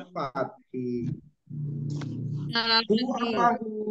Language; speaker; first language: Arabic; non-native, fluent; Indonesian